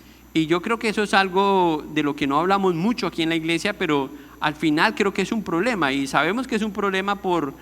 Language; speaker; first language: Spanish; native; Spanish